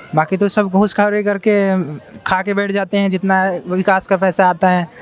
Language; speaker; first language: Hindi; native; Hindi